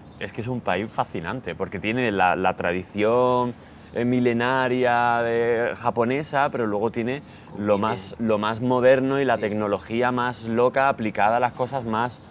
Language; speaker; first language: Spanish; native; Spanish